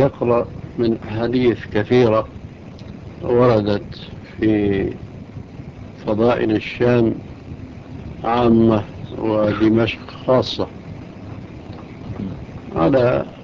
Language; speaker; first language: Arabic; native; Arabic